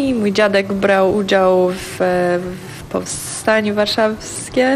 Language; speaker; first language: Polish; non-native, fluent; English